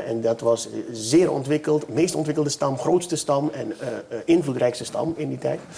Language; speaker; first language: Dutch; native; Dutch